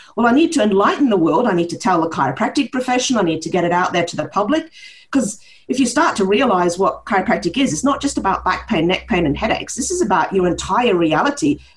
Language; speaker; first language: English; early bilingual, heritage; Norwegian